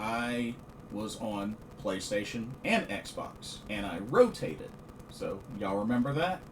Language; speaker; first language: English; native; English